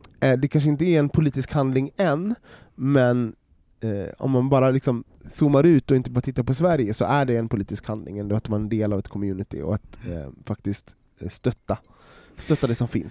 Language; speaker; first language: Swedish; native; Swedish